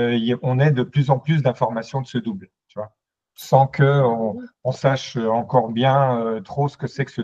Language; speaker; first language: French; native; French